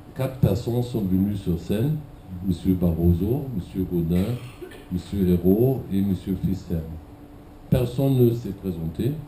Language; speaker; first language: French; non-native, fluent; German